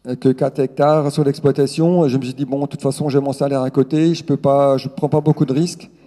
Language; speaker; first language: French; non-native, local second language; Swiss German